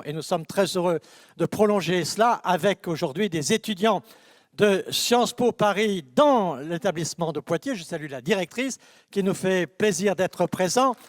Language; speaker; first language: French; native; French